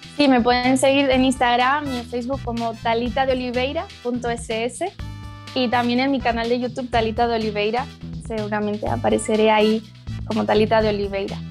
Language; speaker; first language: Spanish; early bilingual, other home language; Portuguese